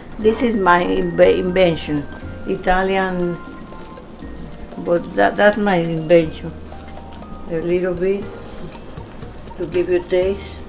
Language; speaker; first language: English; non-native, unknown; Spanish